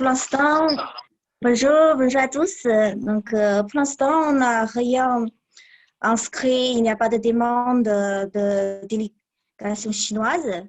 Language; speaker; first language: French; non-native, learner; Chinese